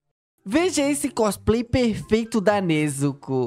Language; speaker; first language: Portuguese; native; Portuguese